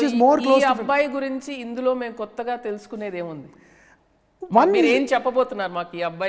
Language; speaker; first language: Telugu; native; Telugu